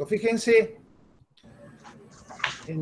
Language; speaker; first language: Spanish; native; Spanish